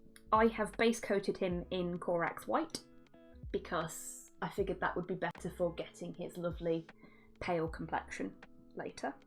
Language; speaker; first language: English; native; English